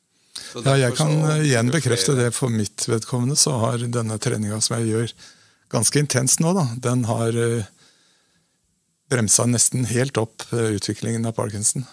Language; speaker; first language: Norwegian; native; Norwegian